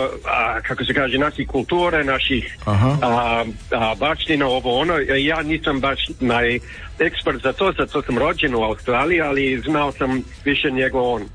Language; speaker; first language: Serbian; early bilingual, heritage; English